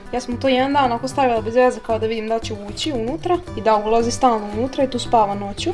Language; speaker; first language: Serbian; early bilingual, heritage; Serbian